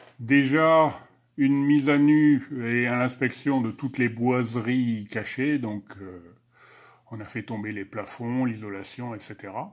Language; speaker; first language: French; native; French